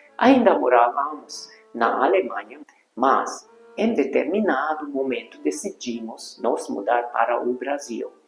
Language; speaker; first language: Portuguese; non-native, fluent; Hungarian